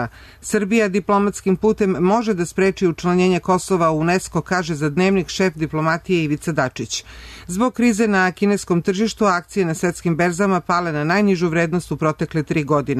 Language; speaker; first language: Serbian; native; Serbian